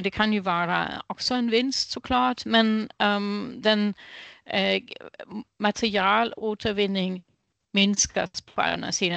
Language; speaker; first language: Swedish; non-native, fluent; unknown